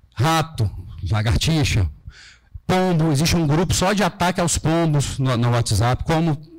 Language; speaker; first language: Portuguese; native; Portuguese